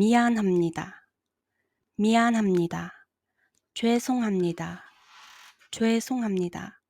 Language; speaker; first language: Korean; non-native, fluent; Mongolian